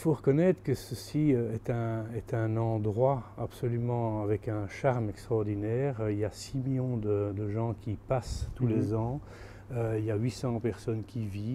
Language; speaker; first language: French; native; French